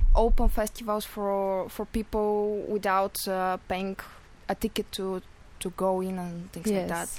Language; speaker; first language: English; non-native, fluent; Bulgarian